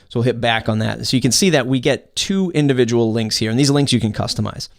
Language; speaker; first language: English; native; English